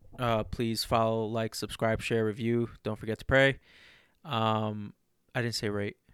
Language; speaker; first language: English; early bilingual, other home language; Arabic